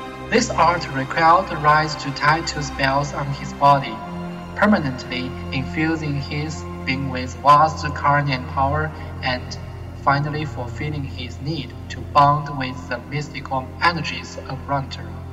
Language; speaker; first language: English; non-native, learner; Chinese